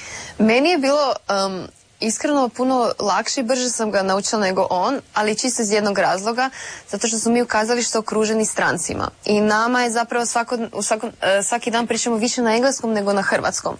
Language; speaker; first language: Serbian; native; Serbian